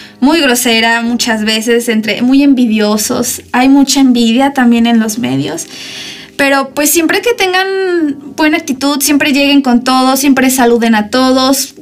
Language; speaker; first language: Spanish; native; Spanish